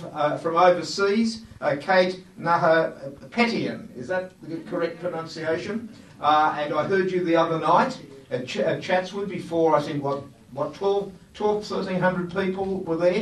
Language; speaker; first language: English; native; English